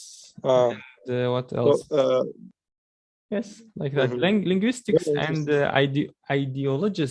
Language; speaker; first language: English; non-native, learner; Chechen